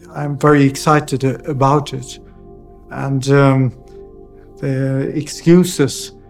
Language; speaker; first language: English; non-native, fluent; Swedish